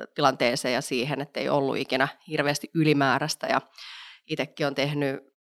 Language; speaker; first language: Finnish; native; Finnish